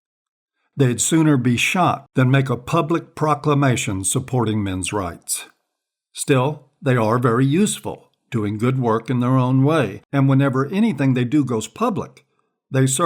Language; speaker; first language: English; native; English